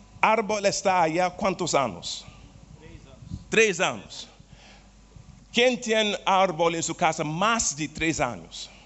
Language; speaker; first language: Portuguese; non-native, learner; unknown